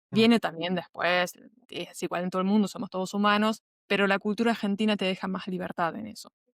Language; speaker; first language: Spanish; non-native, fluent; German